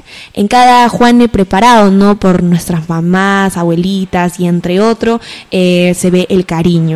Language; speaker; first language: Spanish; native; Spanish